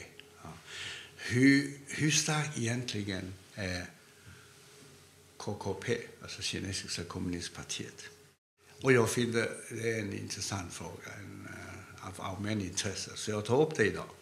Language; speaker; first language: Swedish; non-native, fluent; Cantonese